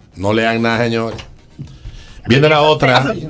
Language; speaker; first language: Spanish; native; Spanish